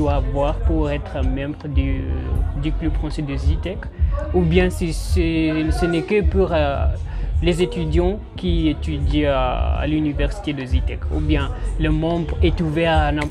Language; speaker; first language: French; non-native, fluent; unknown